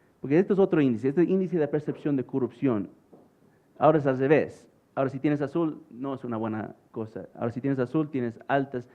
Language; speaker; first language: Spanish; early bilingual, heritage; English